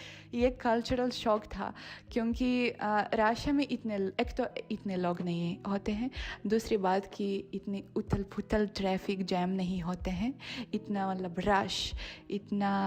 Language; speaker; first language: Hindi; non-native, fluent; Russian